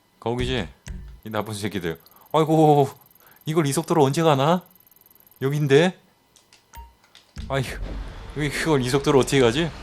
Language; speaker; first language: Korean; native; Korean